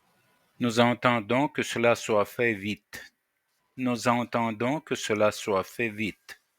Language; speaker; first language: French; non-native, fluent; Russian